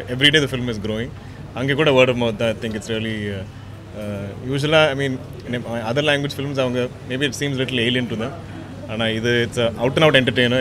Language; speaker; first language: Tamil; non-native, local second language; Malayalam